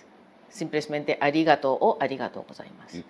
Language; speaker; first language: Portuguese; non-native, fluent; Japanese